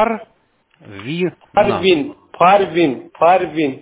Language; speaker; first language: Russian; non-native, learner; Azerbaijani